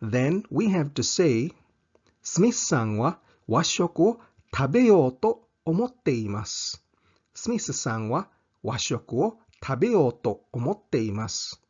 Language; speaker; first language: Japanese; non-native, fluent; English